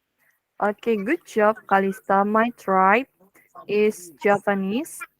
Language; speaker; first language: English; non-native, fluent; Indonesian